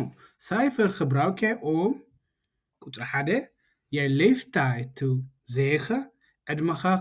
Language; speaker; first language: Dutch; non-native, learner; Tigrinya